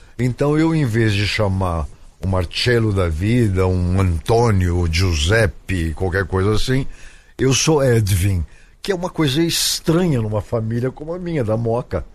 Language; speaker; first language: Portuguese; native; Portuguese